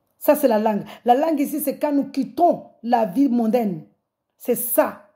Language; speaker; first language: French; non-native, local second language; Comorian